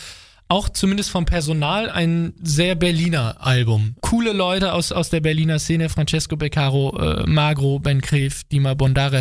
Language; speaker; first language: German; native; German